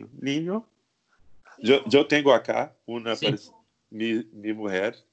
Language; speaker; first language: Spanish; non-native, learner; Portuguese